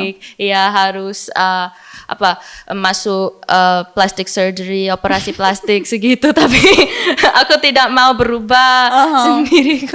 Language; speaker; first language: Indonesian; early bilingual, heritage; English